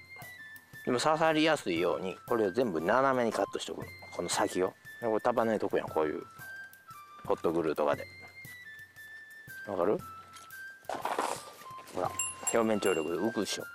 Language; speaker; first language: Japanese; native; Japanese